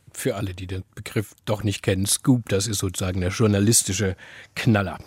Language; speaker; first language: German; native; German